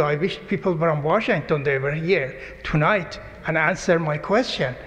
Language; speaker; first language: English; non-native, fluent; Persian